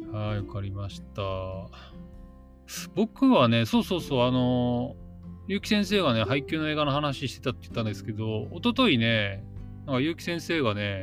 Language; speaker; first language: Japanese; native; Japanese